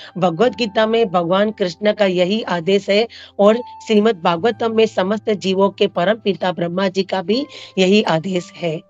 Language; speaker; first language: Hindi; non-native, local second language; Marathi